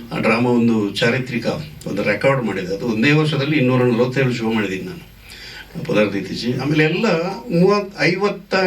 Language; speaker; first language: Kannada; non-native, local second language; Tulu